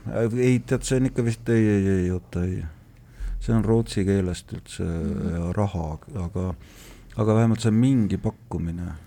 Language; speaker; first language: Estonian; native; Estonian